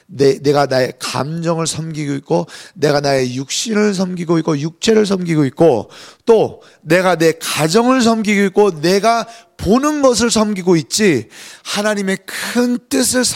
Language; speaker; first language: Korean; native; Korean